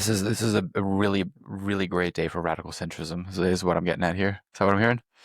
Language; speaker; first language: English; native; English